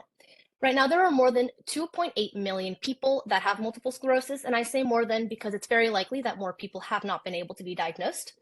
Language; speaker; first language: English; native; English